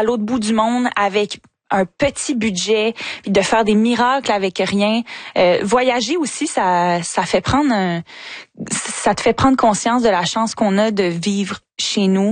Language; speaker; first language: French; native; French